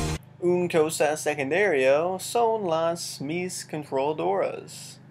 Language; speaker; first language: Spanish; non-native, learner; English